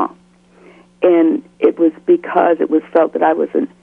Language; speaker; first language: English; native; English